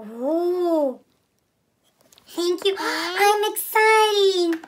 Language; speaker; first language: English; non-native, learner; Russian